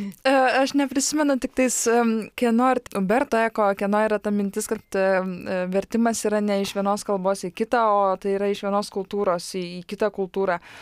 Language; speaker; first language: Lithuanian; native; Lithuanian